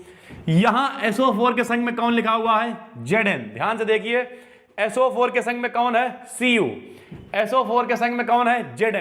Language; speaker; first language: Hindi; native; Hindi